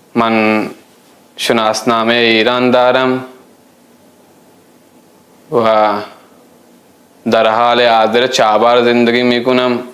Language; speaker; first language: Persian; non-native, local second language; Baluchi